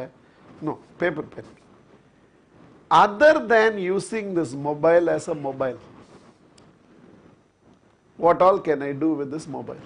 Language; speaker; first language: English; non-native, local second language; Tamil